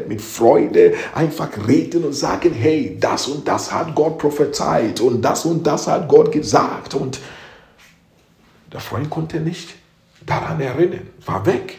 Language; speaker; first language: German; non-native, fluent; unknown